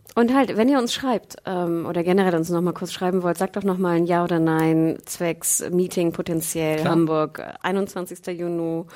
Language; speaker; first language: German; native; German